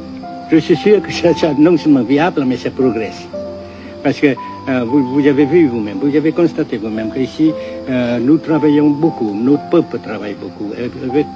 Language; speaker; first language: French; non-native, fluent; Vietnamese